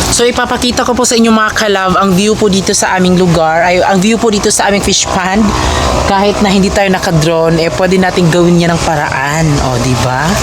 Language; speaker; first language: Filipino; non-native, local second language; Cebuano